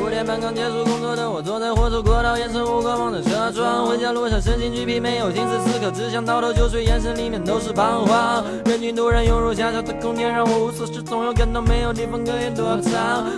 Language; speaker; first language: Chinese; native; Chinese